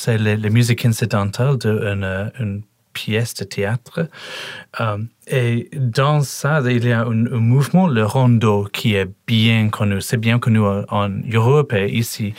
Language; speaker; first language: French; non-native, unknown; English